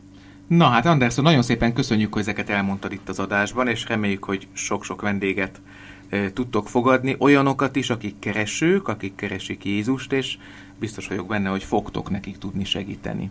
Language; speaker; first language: Hungarian; native; Hungarian